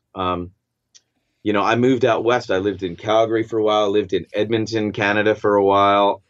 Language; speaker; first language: English; native; English